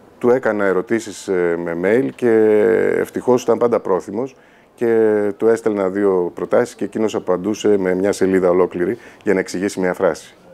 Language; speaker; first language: Greek; native; Greek